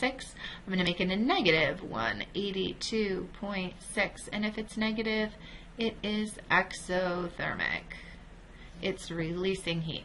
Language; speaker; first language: English; native; English